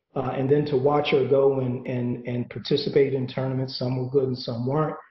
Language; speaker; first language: English; native; English